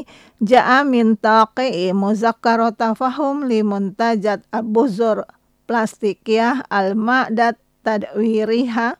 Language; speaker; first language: Arabic; non-native, learner; Indonesian